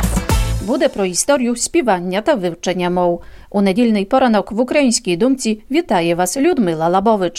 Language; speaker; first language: Ukrainian; non-native, local second language; Polish